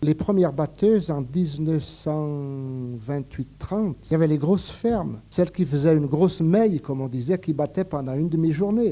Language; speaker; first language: French; native; French